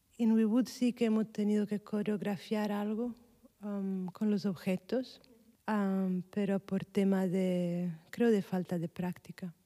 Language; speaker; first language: Spanish; non-native, fluent; Italian